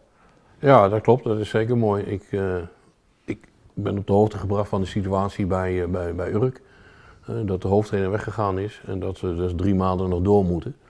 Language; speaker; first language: Dutch; native; Dutch